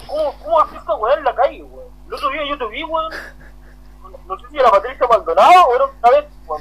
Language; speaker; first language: Spanish; native; Spanish